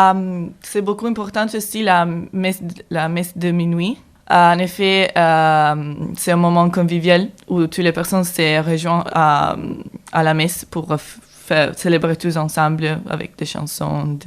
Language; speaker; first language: French; non-native, learner; Italian